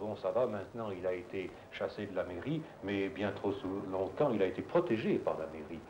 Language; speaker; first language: French; native; French